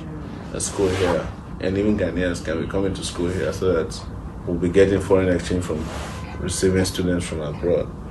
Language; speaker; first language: English; non-native, local second language; Yoruba